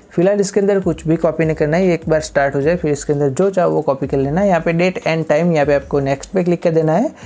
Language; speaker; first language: Hindi; native; Hindi